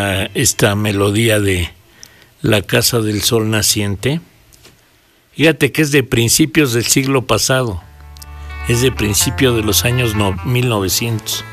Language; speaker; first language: Spanish; native; Spanish